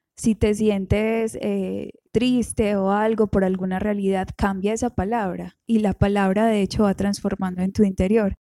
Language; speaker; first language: Spanish; native; Spanish